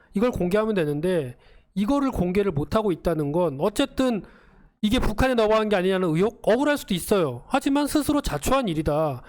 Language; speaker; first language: Korean; native; Korean